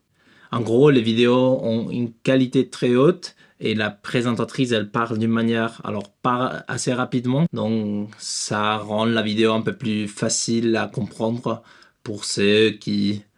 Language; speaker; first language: French; non-native, learner; Spanish